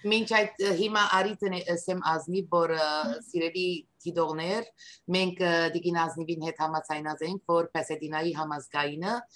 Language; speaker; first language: Armenian; native; Armenian